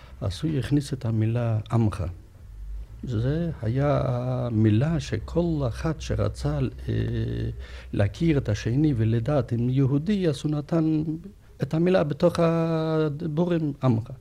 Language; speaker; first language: Hebrew; non-native, fluent; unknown